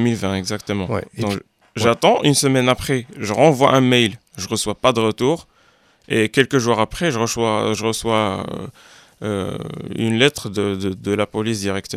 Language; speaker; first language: French; non-native, local second language; Arabic